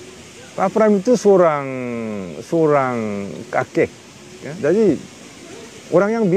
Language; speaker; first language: Indonesian; non-native, fluent; Korean